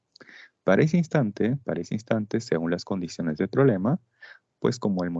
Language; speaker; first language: Spanish; native; Spanish